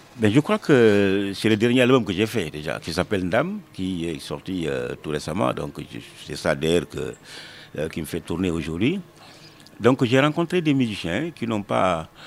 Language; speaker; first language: French; non-native, local second language; Wolof